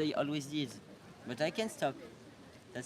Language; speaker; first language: English; non-native, learner; French